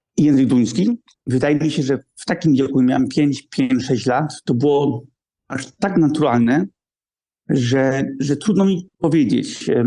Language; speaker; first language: Polish; early bilingual, heritage; Polish